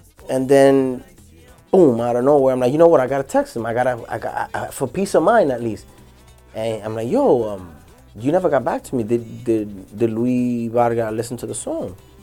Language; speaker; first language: English; early bilingual, other home language; Spanish